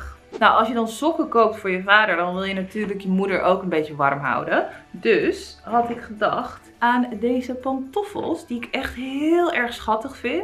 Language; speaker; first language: Dutch; native; Dutch